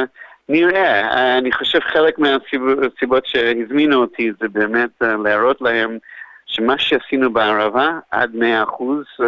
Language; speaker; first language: Hebrew; non-native, fluent; English